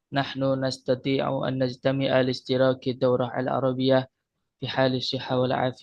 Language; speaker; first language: Arabic; non-native, fluent; Indonesian